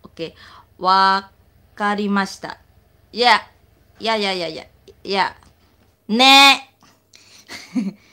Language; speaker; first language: Japanese; non-native, learner; Filipino